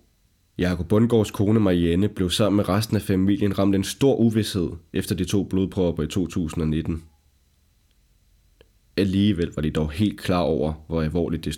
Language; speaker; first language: Danish; native; Danish